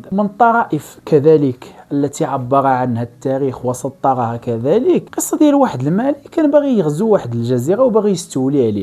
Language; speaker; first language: Arabic; native; Arabic